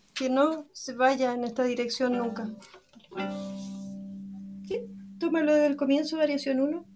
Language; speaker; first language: Spanish; native; Spanish